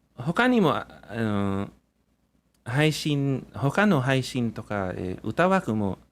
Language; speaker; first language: Japanese; non-native, fluent; English